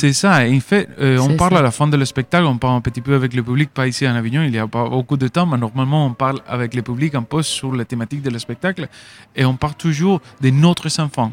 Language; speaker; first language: French; non-native, fluent; Spanish